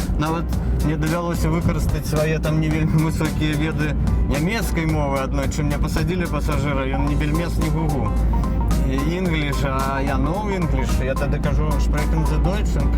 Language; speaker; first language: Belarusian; native; Belarusian